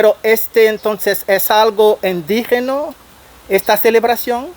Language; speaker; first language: Spanish; non-native, fluent; French